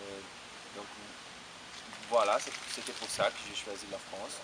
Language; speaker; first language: French; non-native, fluent; Portuguese